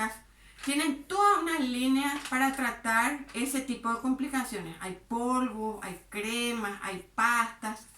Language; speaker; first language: Spanish; native; Spanish